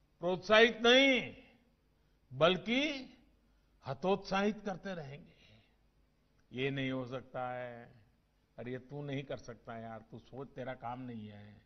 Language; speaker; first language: Hindi; non-native, local second language; Gujarati